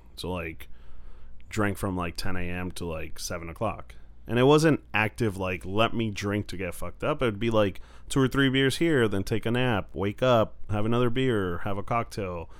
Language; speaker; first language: English; non-native, fluent; Spanish